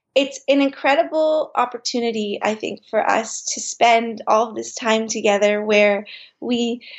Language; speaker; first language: English; native; English